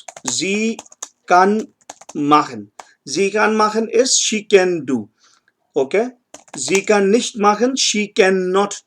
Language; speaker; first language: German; non-native, fluent; Hindi